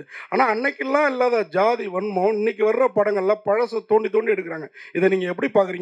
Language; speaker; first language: Tamil; native; Tamil